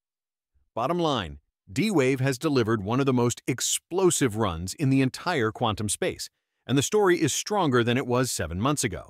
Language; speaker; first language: English; native; English